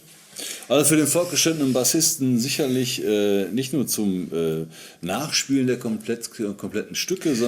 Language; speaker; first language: German; native; German